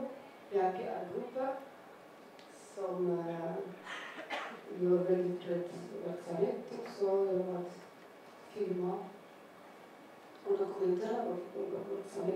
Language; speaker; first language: Swedish; non-native, learner; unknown